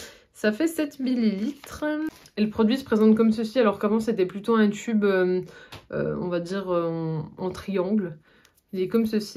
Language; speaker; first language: French; native; French